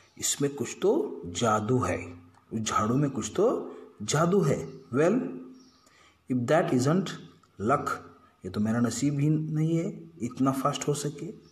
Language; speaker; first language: Hindi; non-native, local second language; Marathi